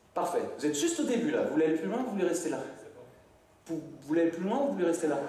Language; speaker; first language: French; native; French